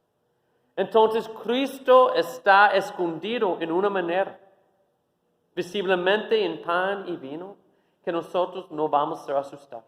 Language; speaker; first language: Spanish; non-native, fluent; English